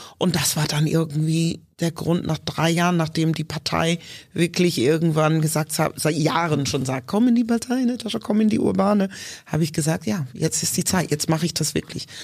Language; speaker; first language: German; early bilingual, other home language; English